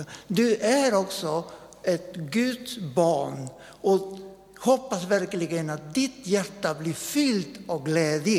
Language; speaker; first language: Swedish; non-native, fluent; Spanish